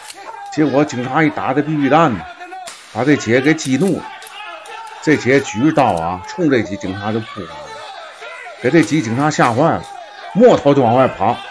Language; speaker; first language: Chinese; native; Chinese